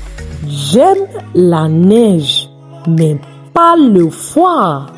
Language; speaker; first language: French; non-native, fluent; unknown